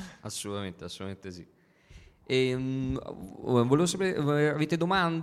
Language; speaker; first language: Italian; native; Italian